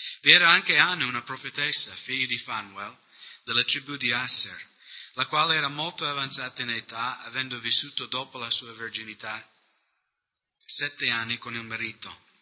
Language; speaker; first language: Italian; non-native, fluent; English